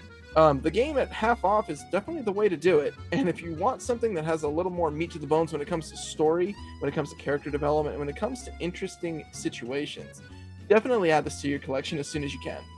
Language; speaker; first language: English; native; English